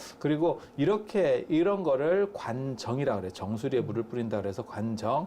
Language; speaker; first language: Korean; native; Korean